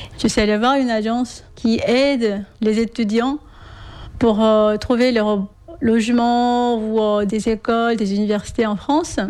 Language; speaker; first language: French; non-native, fluent; Korean